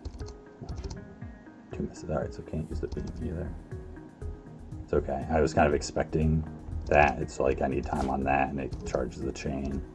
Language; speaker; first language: English; native; English